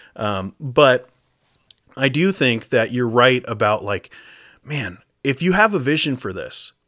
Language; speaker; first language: English; native; English